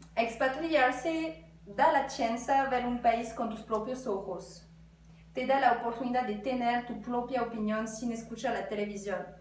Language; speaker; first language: Spanish; non-native, fluent; French